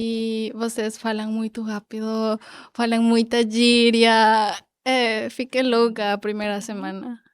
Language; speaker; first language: Portuguese; non-native, learner; Spanish